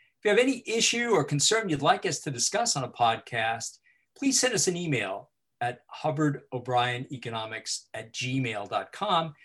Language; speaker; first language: English; native; English